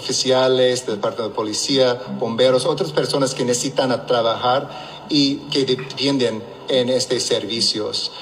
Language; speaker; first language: Spanish; non-native, local second language; English